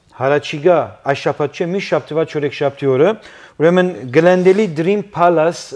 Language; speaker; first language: Armenian; early bilingual, heritage; Armenian